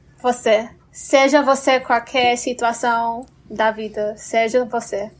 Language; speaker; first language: Portuguese; non-native, fluent; English